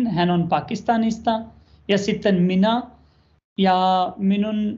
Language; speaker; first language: Finnish; non-native, learner; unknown